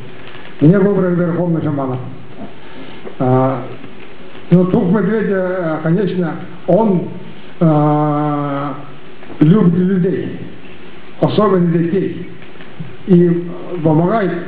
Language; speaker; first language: Russian; non-native, local second language; Tuvinian